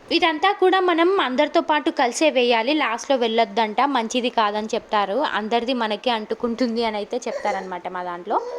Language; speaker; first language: Telugu; non-native, local second language; Lambadi